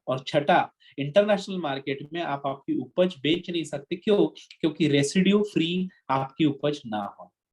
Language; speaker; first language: Hindi; non-native, local second language; Marathi